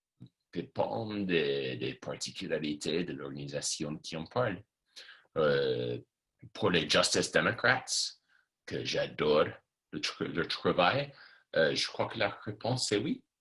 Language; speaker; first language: French; non-native, fluent; English